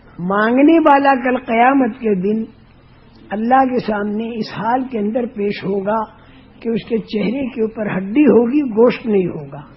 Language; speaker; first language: Urdu; non-native, local second language; Gujarati